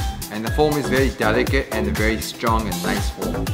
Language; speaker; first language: English; non-native, fluent; Japanese